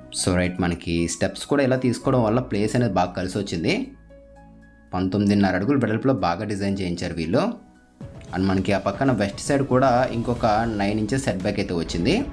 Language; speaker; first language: Telugu; native; Telugu